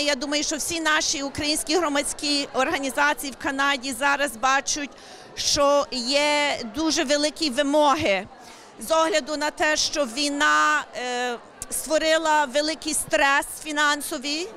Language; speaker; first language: Ukrainian; early bilingual, heritage; English